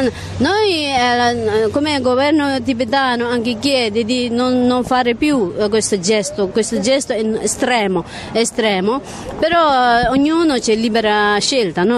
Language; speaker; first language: Italian; non-native, learner; Tibetan